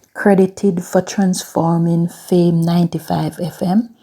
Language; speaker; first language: English; native; English